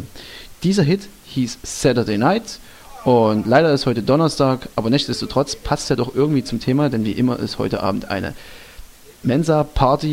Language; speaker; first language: German; native; German